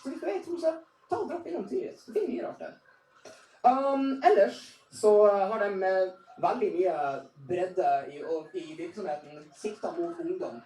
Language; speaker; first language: Norwegian; native; Norwegian